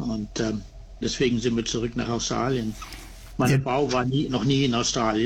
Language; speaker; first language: German; early bilingual, heritage; German